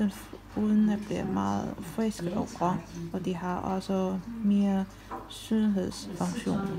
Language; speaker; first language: Danish; non-native, fluent; Chinese